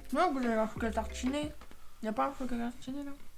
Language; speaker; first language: French; native; French